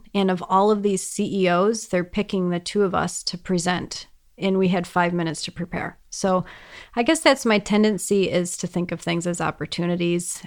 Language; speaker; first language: English; native; English